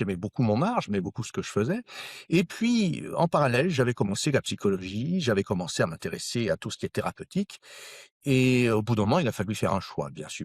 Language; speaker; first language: French; native; French